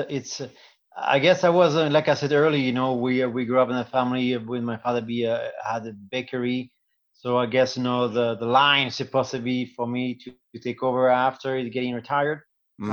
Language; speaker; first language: English; non-native, fluent; French